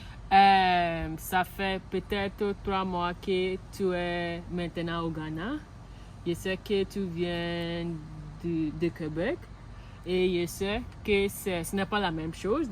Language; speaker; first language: French; non-native, learner; Akan